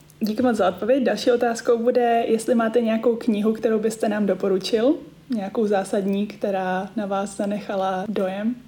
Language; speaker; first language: Czech; native; Czech